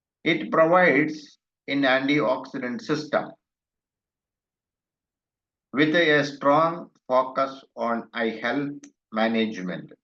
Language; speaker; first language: English; non-native, local second language; Malayalam